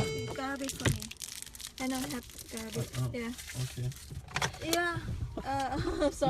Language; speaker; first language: English; non-native, learner; Thai